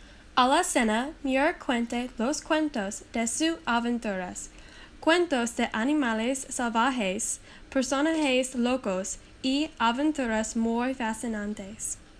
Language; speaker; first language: Spanish; non-native, learner; English